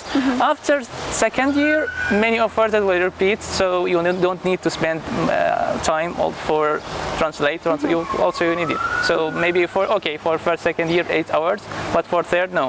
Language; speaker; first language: English; non-native, fluent; Arabic